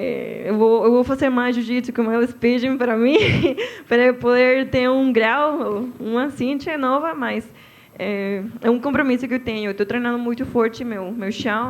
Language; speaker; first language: Portuguese; non-native, fluent; Spanish